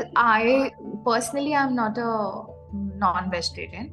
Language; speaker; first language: English; non-native, local second language; Hindi